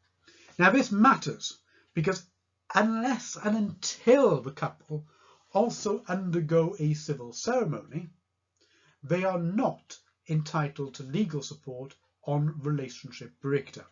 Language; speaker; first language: English; native; English